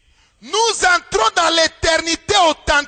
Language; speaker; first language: French; non-native, local second language; Lingala